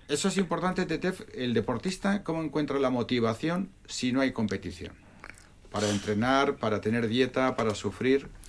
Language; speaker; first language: Spanish; native; Spanish